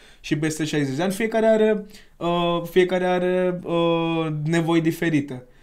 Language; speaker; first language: Romanian; non-native, fluent; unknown